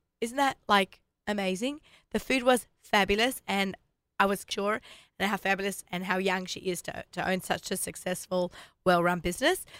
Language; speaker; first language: English; native; English